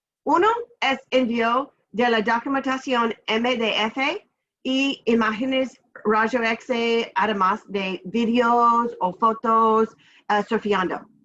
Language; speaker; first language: Spanish; non-native, learner; English